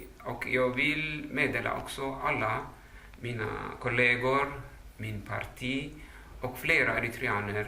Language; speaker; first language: Swedish; non-native, fluent; Tigrinya